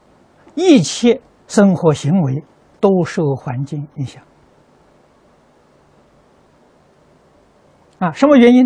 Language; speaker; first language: Chinese; native; Chinese